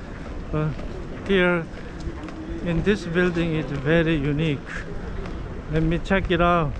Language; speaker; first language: English; non-native, learner; Korean